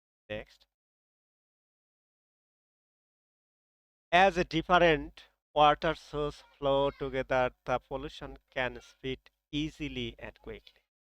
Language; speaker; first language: English; non-native, local second language; Bangla